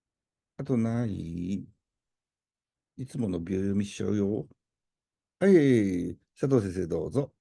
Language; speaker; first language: Japanese; native; Japanese